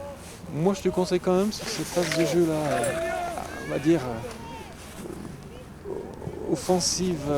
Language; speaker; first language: French; native; French